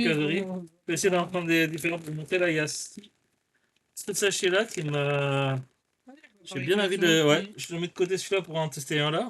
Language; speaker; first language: French; native; French